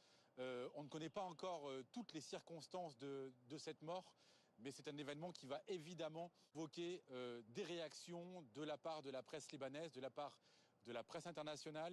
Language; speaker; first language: French; native; French